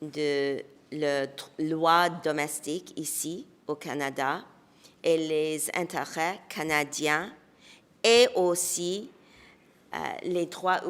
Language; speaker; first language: French; non-native, local second language; English